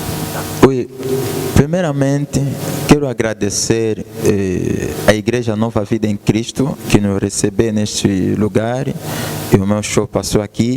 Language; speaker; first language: Portuguese; non-native, fluent; Lingala